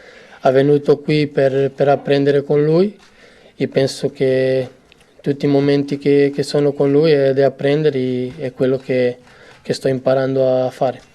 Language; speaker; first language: Italian; non-native, fluent; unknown